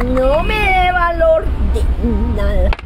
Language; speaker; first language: Spanish; native; Spanish